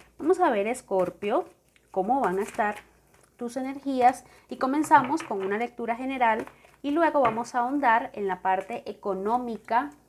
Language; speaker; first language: Spanish; native; Spanish